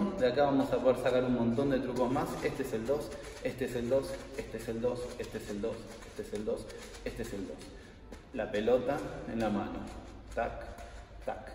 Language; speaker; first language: Spanish; native; Spanish